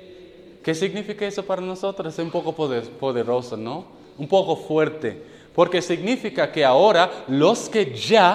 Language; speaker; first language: Spanish; non-native, fluent; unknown